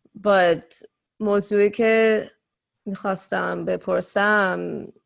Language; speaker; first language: Persian; early bilingual, other home language; English